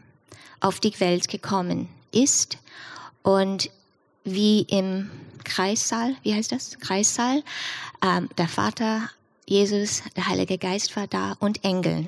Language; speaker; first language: German; non-native, fluent; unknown